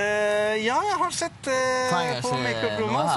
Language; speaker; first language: Norwegian; non-native, fluent; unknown